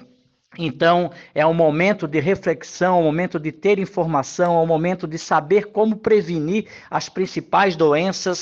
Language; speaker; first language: Portuguese; native; Portuguese